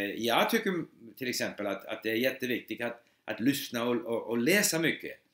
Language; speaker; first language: Swedish; non-native, fluent; English